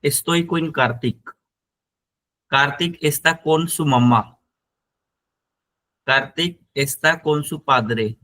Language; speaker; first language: Spanish; non-native, fluent; Hindi